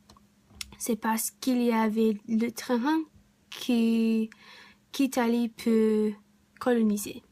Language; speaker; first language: French; non-native, learner; English